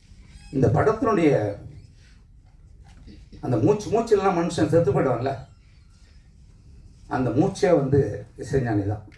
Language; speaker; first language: Tamil; native; Tamil